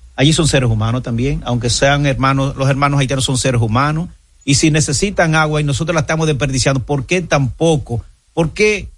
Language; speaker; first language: Spanish; native; Spanish